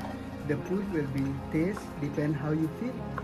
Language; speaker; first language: English; non-native, learner; Balinese